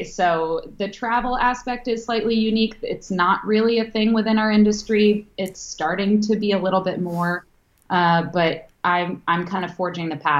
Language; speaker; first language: English; native; English